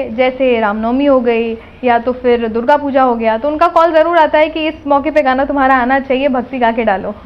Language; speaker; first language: Hindi; native; Hindi